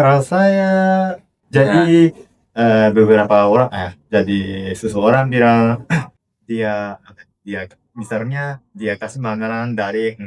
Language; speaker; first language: Indonesian; non-native, learner; Japanese